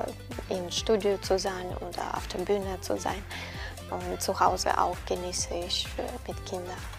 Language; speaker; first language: German; non-native, learner; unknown